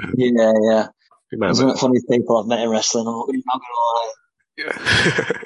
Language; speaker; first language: English; native; English